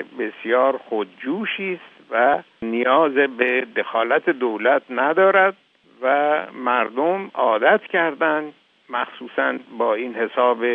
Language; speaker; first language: Persian; native; Persian